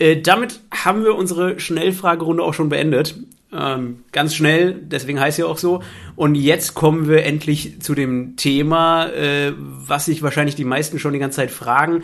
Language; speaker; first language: German; native; German